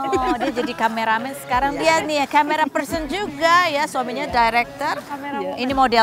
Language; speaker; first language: Indonesian; native; Indonesian